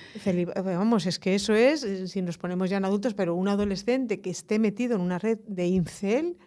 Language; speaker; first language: Spanish; native; Spanish